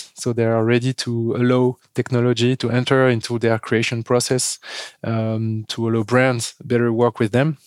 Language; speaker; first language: English; non-native, fluent; French